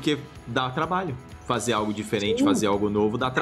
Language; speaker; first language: Portuguese; native; Portuguese